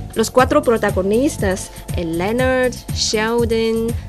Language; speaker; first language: Spanish; non-native, fluent; Chinese